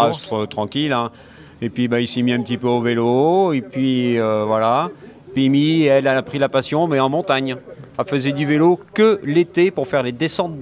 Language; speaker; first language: French; native; French